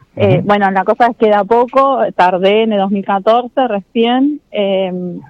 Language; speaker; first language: Spanish; native; Spanish